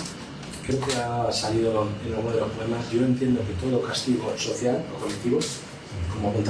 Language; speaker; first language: Spanish; native; Spanish